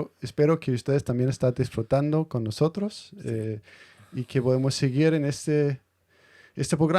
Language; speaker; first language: Spanish; non-native, fluent; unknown